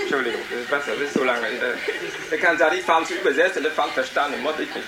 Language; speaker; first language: German; non-native, learner; Vietnamese